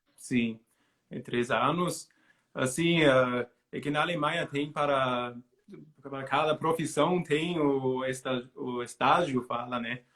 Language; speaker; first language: Portuguese; non-native, fluent; German